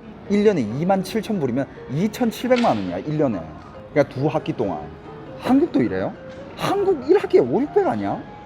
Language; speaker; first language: Korean; native; Korean